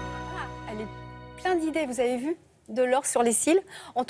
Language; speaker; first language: French; native; French